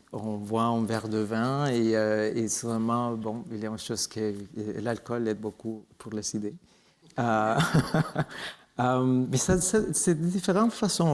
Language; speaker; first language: French; non-native, fluent; Spanish